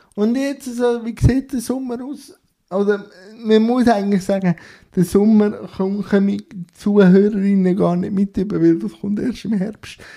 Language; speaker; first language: German; native; German